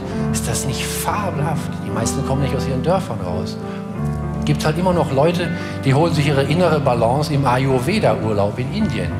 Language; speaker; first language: German; native; German